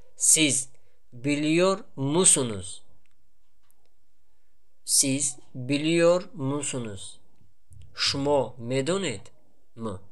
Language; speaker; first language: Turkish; non-native, fluent; Tajik